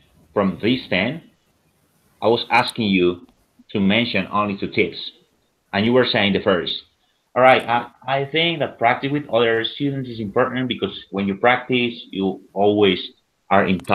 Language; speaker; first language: English; non-native, fluent; Spanish